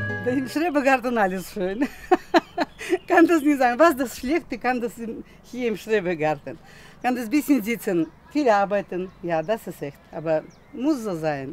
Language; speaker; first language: German; non-native, learner; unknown